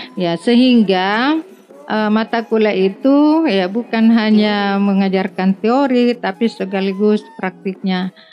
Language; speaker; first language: Indonesian; non-native, local second language; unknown